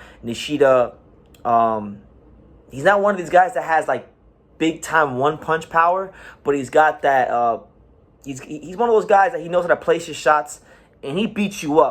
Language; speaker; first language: English; native; English